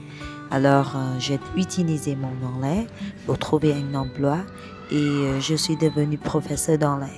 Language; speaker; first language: French; non-native, fluent; Vietnamese